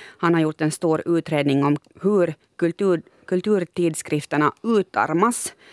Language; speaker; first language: Swedish; native; Swedish